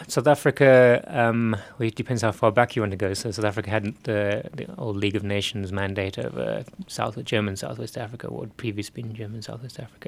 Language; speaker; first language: English; native; English